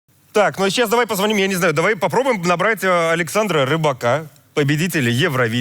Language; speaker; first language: Russian; native; Russian